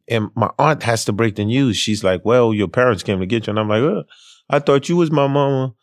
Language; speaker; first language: English; early bilingual, other home language; Haitian Creole